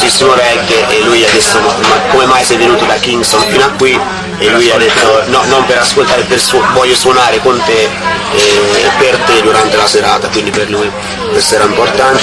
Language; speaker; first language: Italian; native; Italian